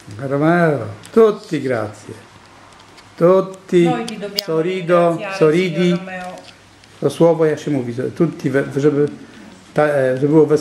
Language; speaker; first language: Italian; non-native, learner; Polish